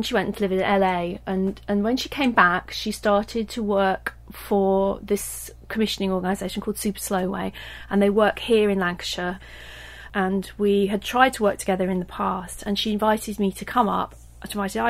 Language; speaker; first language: English; native; English